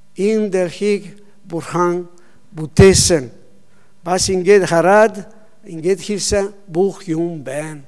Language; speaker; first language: Mongolian; non-native, learner; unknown